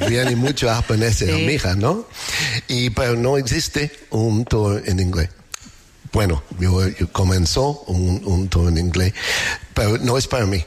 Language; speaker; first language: Spanish; non-native, learner; English